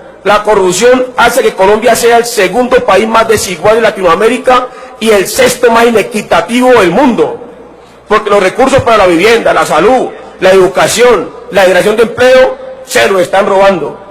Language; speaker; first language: Spanish; native; Spanish